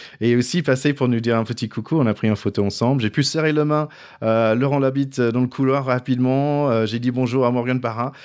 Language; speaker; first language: French; non-native, fluent; English